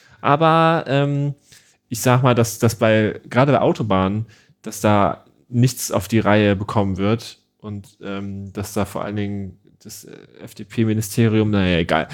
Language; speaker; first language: German; native; German